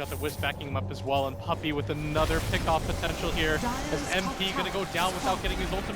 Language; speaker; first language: English; native; English